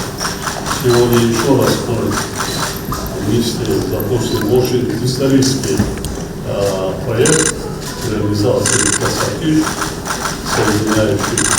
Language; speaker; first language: Russian; non-native, local second language; Tajik